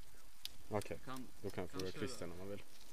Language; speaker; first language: Swedish; early bilingual, other home language; Bosnian